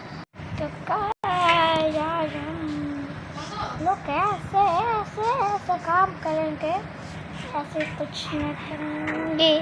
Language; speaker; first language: Hindi; non-native, learner; Bangla